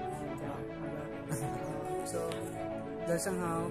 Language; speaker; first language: Chinese; non-native, learner; Bangla